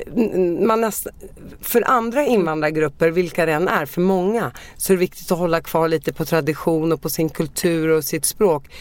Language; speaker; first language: Swedish; early bilingual, other home language; Arabic